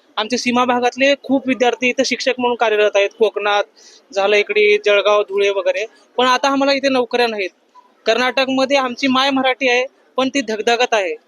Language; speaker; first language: Marathi; native; Marathi